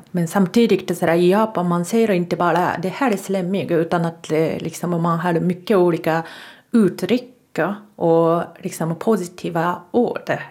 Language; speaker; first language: Swedish; non-native, fluent; Japanese